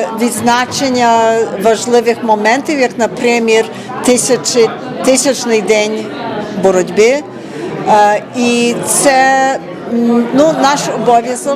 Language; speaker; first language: Ukrainian; early bilingual, heritage; Ukrainian